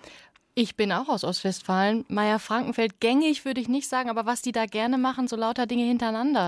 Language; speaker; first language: German; native; German